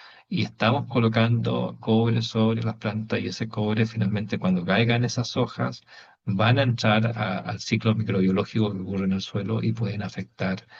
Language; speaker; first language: Spanish; native; Spanish